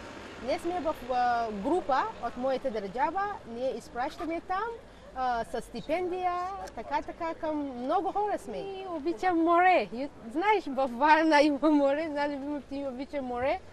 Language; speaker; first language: Bulgarian; non-native, learner; Hausa